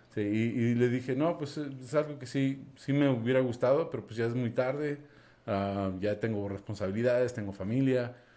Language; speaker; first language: Spanish; non-native, fluent; English